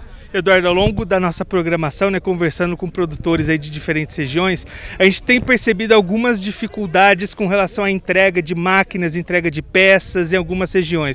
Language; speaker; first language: Portuguese; native; Portuguese